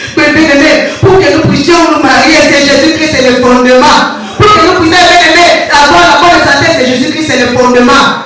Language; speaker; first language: French; non-native, local second language; Lingala